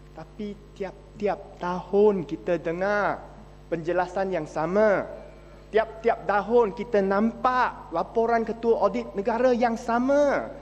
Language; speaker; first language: Malay; non-native, local second language; Chinese